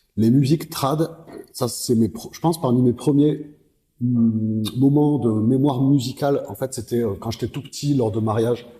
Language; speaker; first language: French; native; French